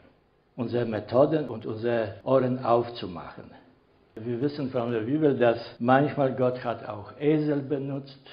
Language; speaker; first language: German; non-native, fluent; Polish